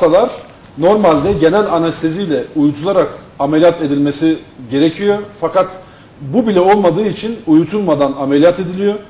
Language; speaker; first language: Turkish; native; Turkish